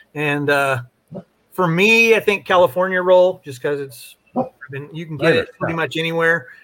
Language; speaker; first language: English; native; English